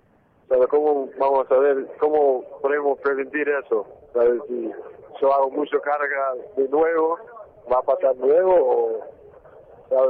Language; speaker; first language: Spanish; non-native, fluent; English